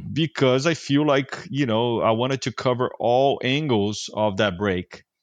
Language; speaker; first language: English; non-native, fluent; Portuguese